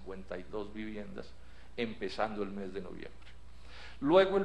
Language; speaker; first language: Spanish; native; Spanish